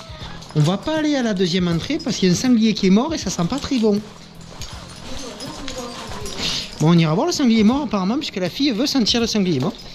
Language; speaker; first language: French; native; French